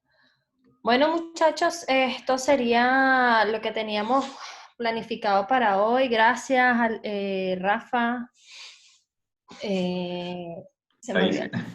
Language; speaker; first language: Spanish; native; Spanish